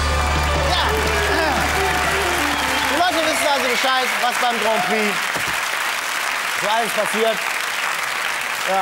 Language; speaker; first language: German; native; German